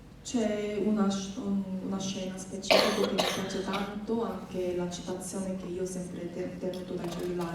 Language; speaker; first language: Italian; non-native, fluent; Korean